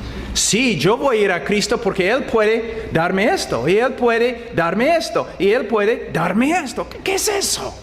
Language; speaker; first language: Spanish; non-native, fluent; English